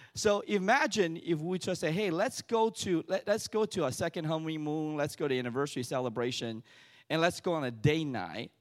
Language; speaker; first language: English; early bilingual, other home language; Chinese